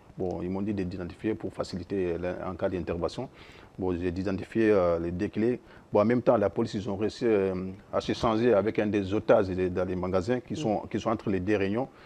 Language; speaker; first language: French; non-native, local second language; Soninke